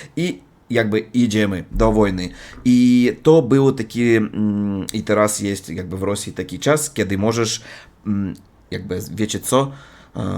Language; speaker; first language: Polish; non-native, learner; Russian